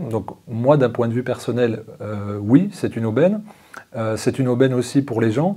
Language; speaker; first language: French; native; French